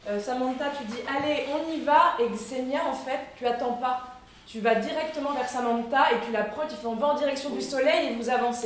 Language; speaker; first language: French; native; French